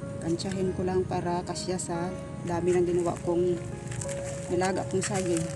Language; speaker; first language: Filipino; non-native, local second language; Hiligaynon